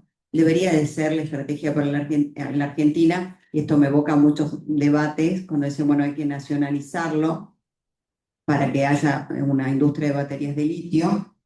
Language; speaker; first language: Spanish; native; Spanish